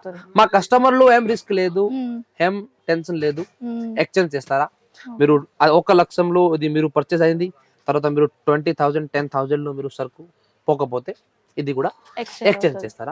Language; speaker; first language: Telugu; non-native, local second language; Hindi